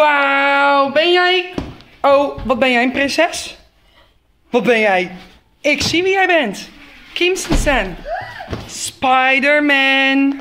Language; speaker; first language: Dutch; native; Dutch